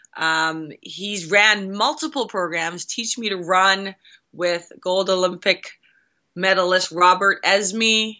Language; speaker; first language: English; native; English